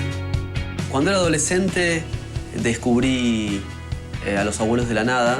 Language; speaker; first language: Spanish; native; Spanish